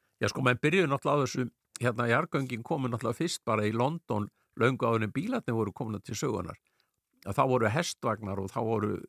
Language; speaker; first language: Icelandic; native; Icelandic